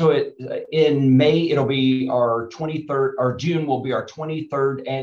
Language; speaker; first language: English; native; English